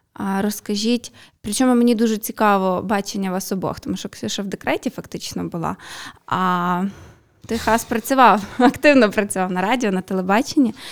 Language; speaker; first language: Ukrainian; native; Ukrainian